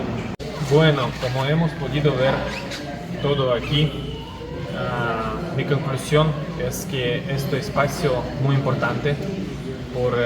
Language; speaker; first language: Spanish; non-native, learner; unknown